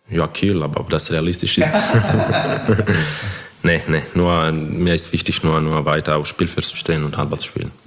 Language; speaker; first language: German; non-native, fluent; Croatian